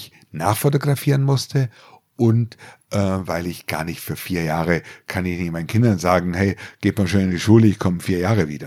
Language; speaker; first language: German; native; German